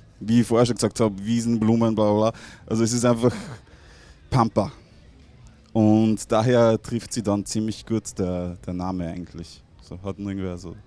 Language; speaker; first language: German; native; German